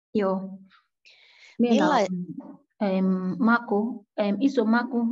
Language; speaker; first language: Finnish; non-native, learner; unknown